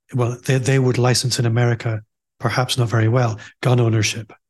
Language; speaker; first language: English; native; English